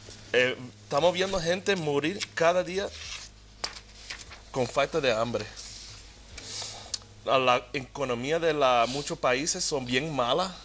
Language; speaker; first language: Spanish; early bilingual, heritage; Spanish